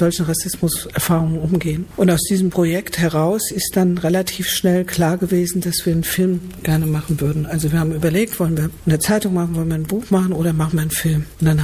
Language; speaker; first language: German; native; German